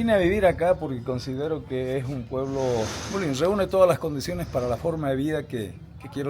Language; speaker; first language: Spanish; native; Spanish